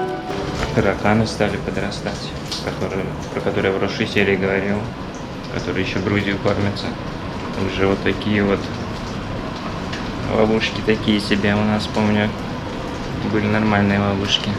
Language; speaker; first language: Russian; native; Russian